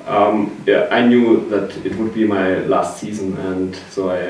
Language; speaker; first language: English; non-native, fluent; German